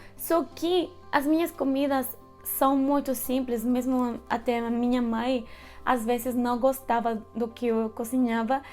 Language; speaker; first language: Portuguese; non-native, fluent; Spanish